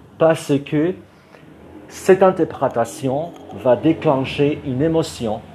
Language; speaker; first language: French; non-native, fluent; Spanish